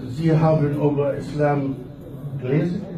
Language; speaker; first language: German; non-native, learner; Arabic